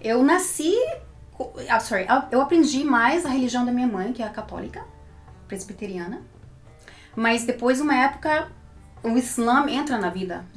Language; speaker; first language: Portuguese; early bilingual, heritage; Portuguese